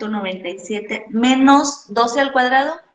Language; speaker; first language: Spanish; native; Spanish